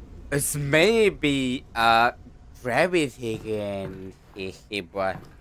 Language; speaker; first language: English; non-native, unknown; Korean